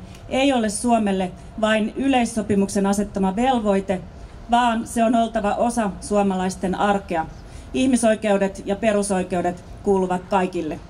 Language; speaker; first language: Finnish; native; Finnish